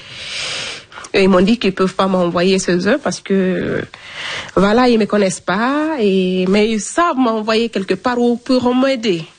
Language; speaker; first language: French; non-native, local second language; Fula